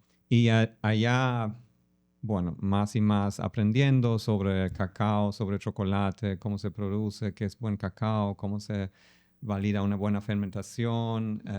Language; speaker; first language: Spanish; non-native, fluent; German